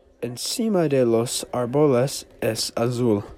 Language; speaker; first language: Spanish; non-native, learner; English